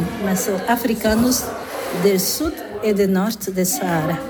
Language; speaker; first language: Spanish; non-native, learner; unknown